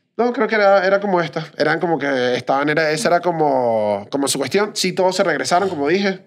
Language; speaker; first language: Spanish; native; Spanish